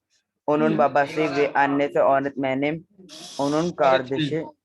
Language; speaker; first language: Turkish; non-native, learner; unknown